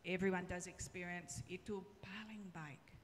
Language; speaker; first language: Indonesian; non-native, learner; English